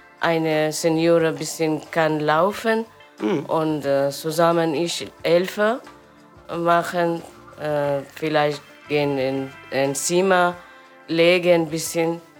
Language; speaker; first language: German; non-native, learner; Persian